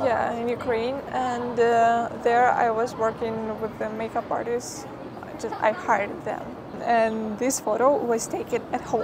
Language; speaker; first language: English; non-native, fluent; Ukrainian